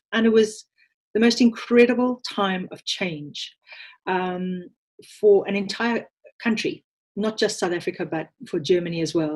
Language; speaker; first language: English; native; English